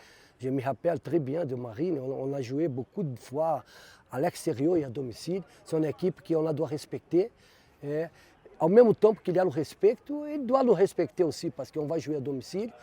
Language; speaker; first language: French; non-native, fluent; Portuguese